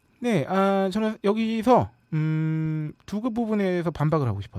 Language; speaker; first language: Korean; native; Korean